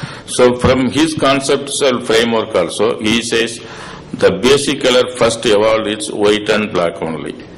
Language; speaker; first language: English; non-native, local second language; Tamil